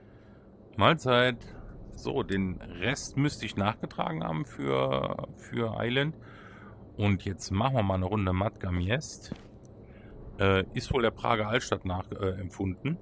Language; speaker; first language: German; native; German